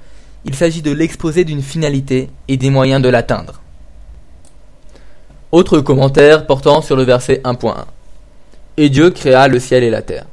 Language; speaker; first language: French; native; French